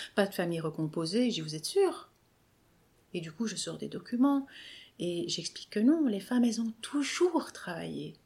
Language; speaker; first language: French; native; French